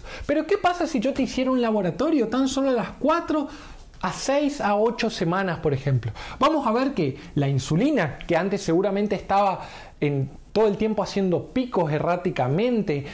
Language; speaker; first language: Spanish; native; Spanish